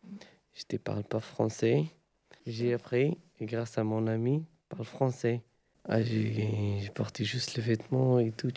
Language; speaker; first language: French; non-native, learner; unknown